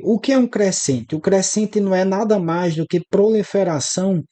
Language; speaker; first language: Portuguese; native; Portuguese